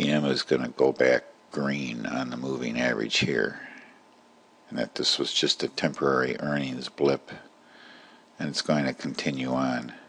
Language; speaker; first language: English; native; English